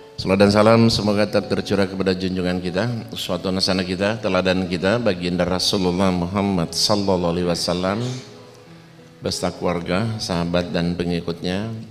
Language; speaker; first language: Indonesian; native; Indonesian